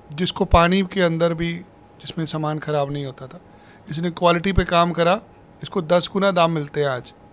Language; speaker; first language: Hindi; native; Hindi